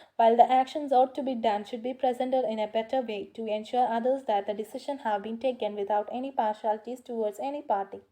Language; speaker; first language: English; non-native, local second language; Malayalam